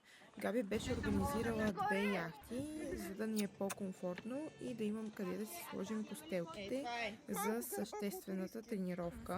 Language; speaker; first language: Bulgarian; native; Bulgarian